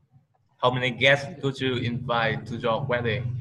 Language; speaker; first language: English; non-native, learner; Vietnamese